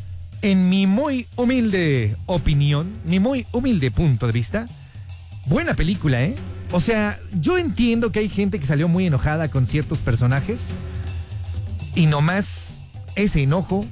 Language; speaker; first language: Spanish; native; Spanish